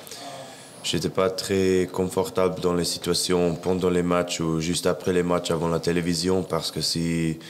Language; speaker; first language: French; non-native, fluent; English